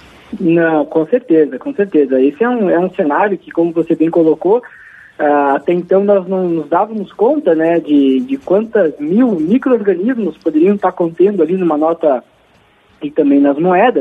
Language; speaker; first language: Portuguese; native; Portuguese